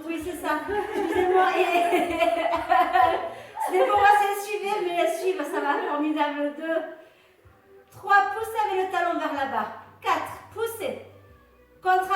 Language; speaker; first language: French; native; French